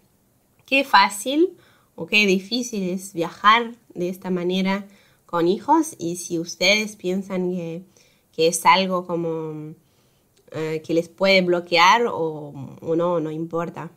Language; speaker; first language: Spanish; non-native, fluent; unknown